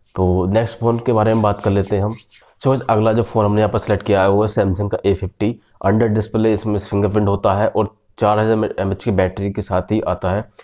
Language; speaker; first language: Hindi; native; Hindi